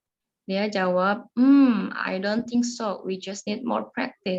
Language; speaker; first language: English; non-native, learner; Indonesian